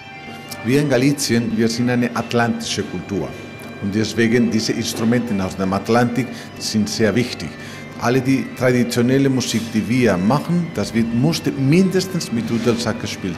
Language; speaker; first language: German; non-native, fluent; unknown